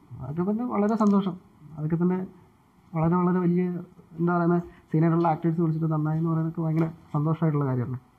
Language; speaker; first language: Malayalam; native; Malayalam